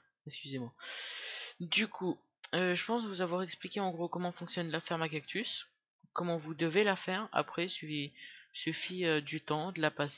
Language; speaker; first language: French; native; French